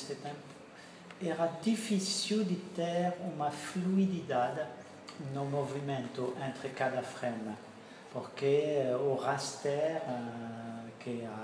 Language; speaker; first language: Portuguese; non-native, fluent; French